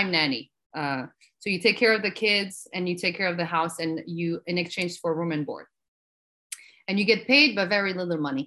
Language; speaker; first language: English; non-native, fluent; Arabic